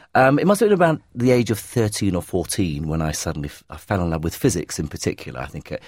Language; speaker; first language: English; early bilingual, other home language; Arabic